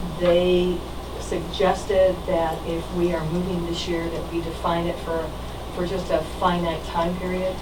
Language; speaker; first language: English; native; English